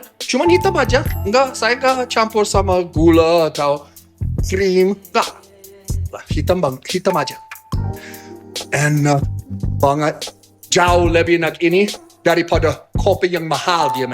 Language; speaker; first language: Indonesian; non-native, fluent; English